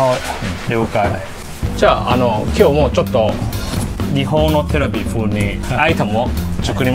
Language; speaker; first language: Japanese; non-native, learner; Cantonese